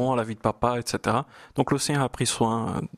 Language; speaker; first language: French; non-native, fluent; Portuguese